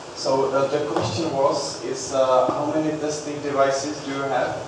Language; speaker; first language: English; non-native, fluent; Czech